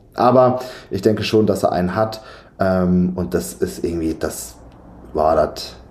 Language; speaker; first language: German; native; German